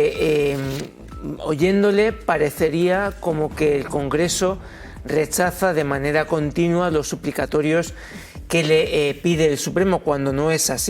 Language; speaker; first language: Spanish; native; Spanish